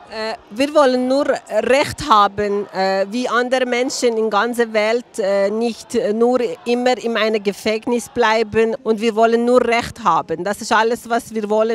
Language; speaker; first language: German; non-native, learner; Persian